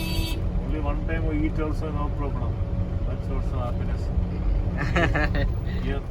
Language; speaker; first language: English; non-native, learner; Tamil